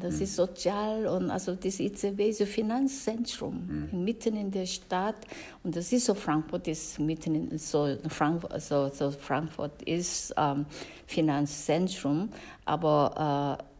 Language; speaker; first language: German; non-native, fluent; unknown